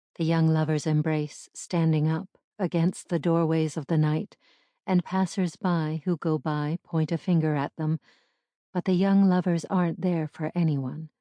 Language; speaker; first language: English; native; English